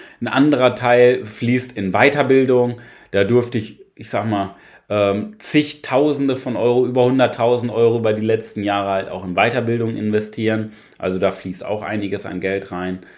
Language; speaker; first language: German; native; German